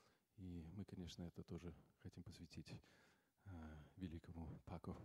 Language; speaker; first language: Russian; early bilingual, heritage; Russian